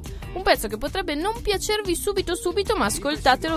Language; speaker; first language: Italian; native; Italian